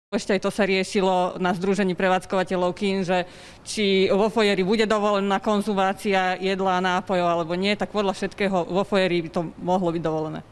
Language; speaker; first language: Slovak; native; Slovak